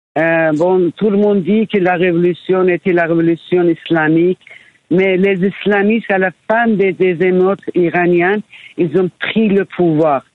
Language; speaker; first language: French; non-native, fluent; Persian